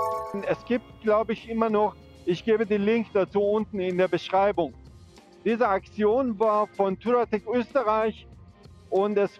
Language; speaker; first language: German; non-native, fluent; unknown